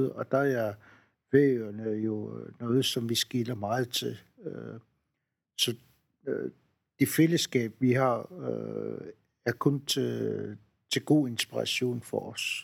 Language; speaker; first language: Danish; non-native, local second language; Kalaallisut